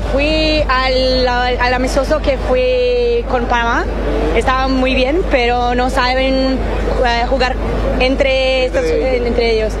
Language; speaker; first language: Spanish; non-native, learner; Portuguese